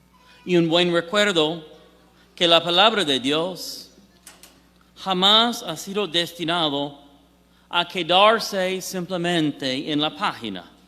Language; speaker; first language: Spanish; non-native, fluent; English